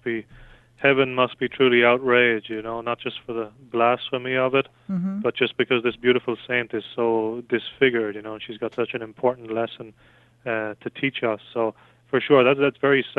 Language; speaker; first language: English; native; English